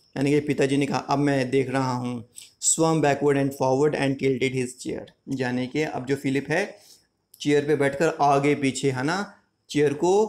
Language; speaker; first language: Hindi; native; Hindi